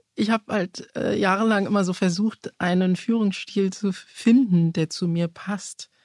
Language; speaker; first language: German; early bilingual, other home language; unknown